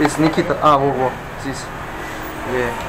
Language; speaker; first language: English; non-native, learner; Russian